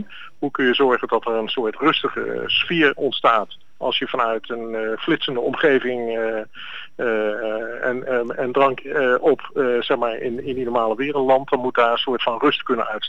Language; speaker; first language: Dutch; native; Dutch